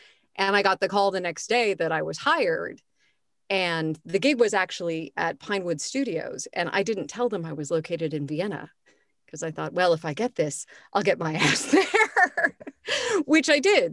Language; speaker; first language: English; native; English